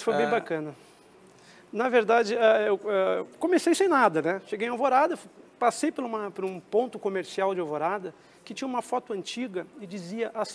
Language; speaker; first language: Portuguese; native; Portuguese